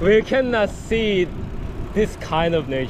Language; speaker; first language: English; non-native, learner; Korean